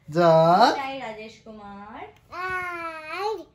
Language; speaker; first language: Hindi; native; Hindi